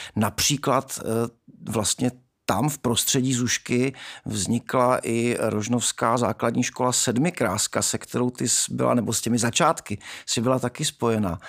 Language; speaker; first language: Czech; native; Czech